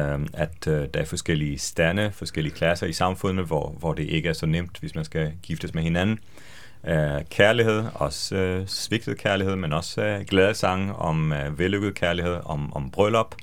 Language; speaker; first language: Danish; non-native, fluent; Hebrew